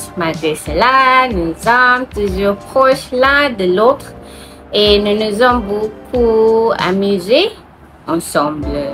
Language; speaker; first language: French; non-native, learner; Malay